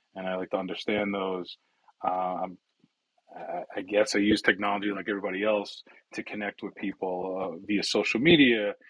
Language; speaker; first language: English; early bilingual, other home language; Italian